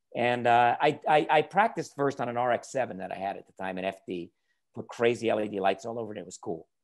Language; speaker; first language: English; native; English